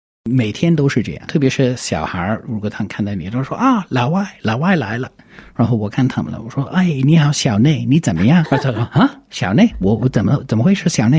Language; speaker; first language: Chinese; non-native, fluent; English